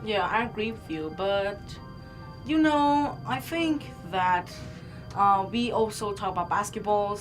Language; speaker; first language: English; non-native, learner; Vietnamese